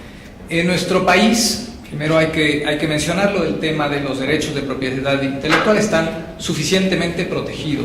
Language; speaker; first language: Spanish; native; Spanish